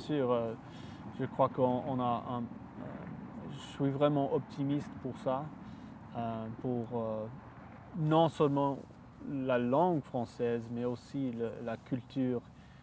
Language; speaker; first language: French; non-native, local second language; English